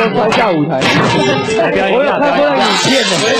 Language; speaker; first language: Chinese; native; Chinese